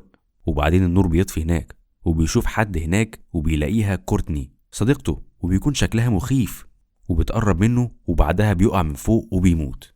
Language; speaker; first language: Arabic; native; Arabic